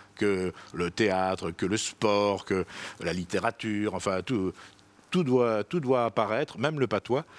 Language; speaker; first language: French; native; French